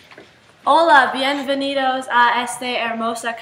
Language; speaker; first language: Spanish; non-native, learner; English